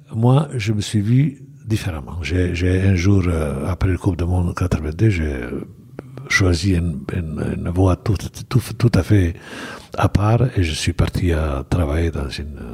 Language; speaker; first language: French; non-native, fluent; Bosnian